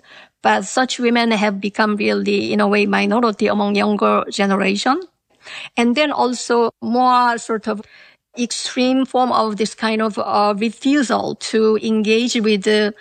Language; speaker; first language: English; non-native, fluent; Korean